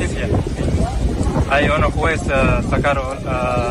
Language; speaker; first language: Spanish; non-native, learner; Arabic